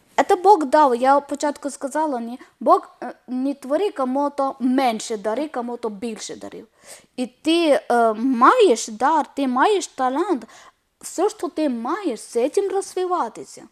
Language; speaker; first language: Ukrainian; non-native, learner; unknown